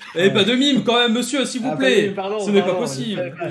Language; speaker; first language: French; native; French